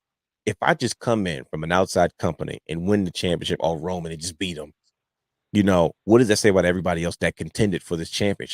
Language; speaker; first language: English; native; English